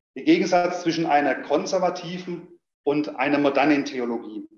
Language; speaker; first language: German; native; German